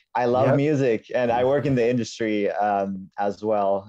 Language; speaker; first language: English; non-native, fluent; Finnish